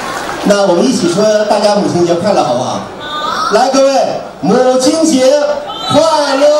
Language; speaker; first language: Chinese; native; Chinese